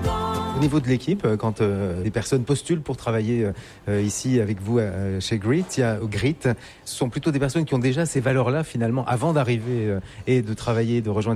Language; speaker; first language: French; native; French